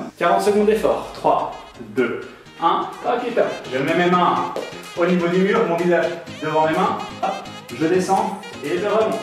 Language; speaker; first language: French; native; French